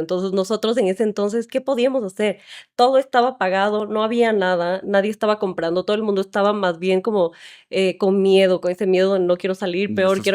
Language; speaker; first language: Spanish; native; Spanish